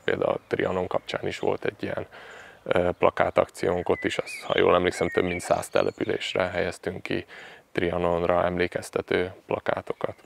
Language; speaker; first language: Hungarian; native; Hungarian